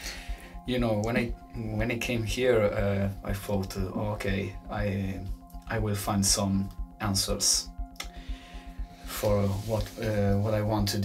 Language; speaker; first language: English; non-native, fluent; Italian